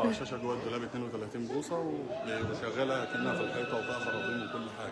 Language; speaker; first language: Arabic; native; Arabic